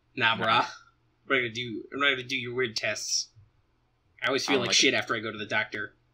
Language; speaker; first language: English; native; English